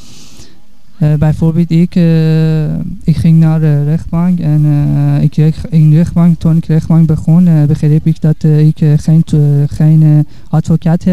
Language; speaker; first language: Dutch; non-native, learner; Persian